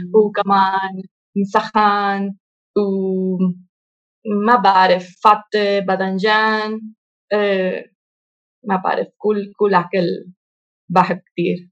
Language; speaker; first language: Arabic; non-native, learner; Spanish